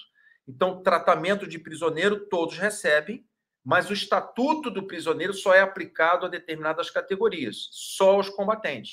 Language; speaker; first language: Portuguese; native; Portuguese